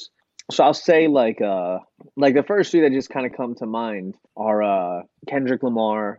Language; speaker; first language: English; native; English